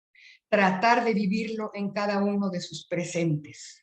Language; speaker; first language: Spanish; native; Spanish